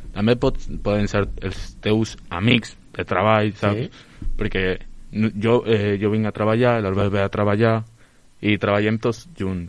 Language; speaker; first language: Catalan; non-native, local second language; Spanish